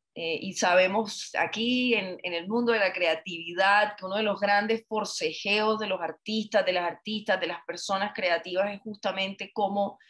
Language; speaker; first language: Spanish; native; Spanish